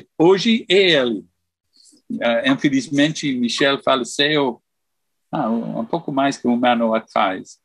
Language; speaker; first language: Portuguese; non-native, fluent; English